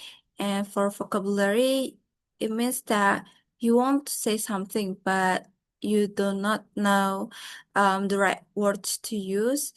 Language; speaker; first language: English; non-native, learner; Indonesian